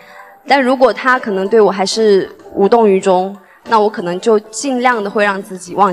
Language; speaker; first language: Chinese; native; Chinese